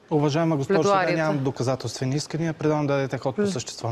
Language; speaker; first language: Bulgarian; native; Bulgarian